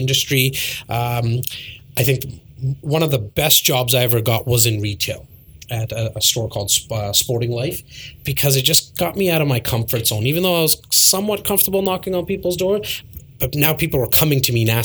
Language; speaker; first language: English; native; English